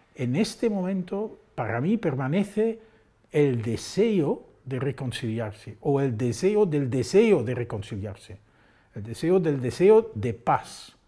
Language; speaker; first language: Spanish; non-native, fluent; Dutch